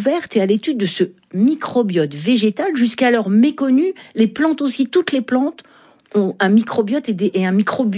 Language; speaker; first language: French; native; French